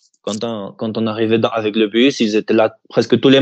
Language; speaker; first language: French; early bilingual, heritage; French